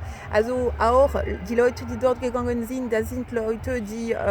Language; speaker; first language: German; non-native, fluent; French